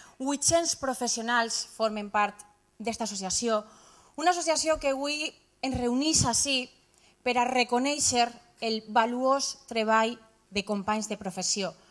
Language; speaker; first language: Catalan; native; Catalan